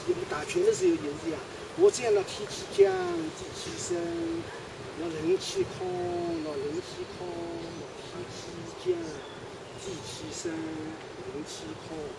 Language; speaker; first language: Chinese; native; Chinese